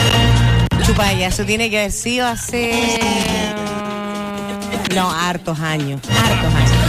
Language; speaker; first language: Spanish; native; Spanish